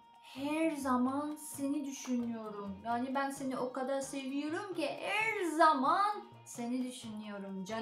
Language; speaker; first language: Turkish; non-native, learner; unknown